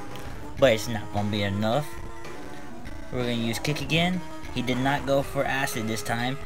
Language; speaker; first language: English; native; English